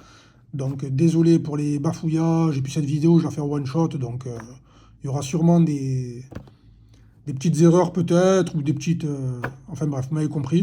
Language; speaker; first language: French; native; French